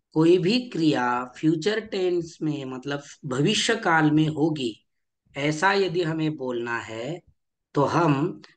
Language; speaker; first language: Hindi; non-native, local second language; Marathi